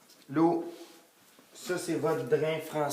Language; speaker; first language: French; native; French